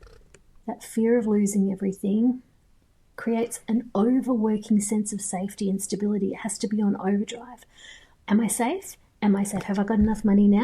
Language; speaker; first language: English; native; English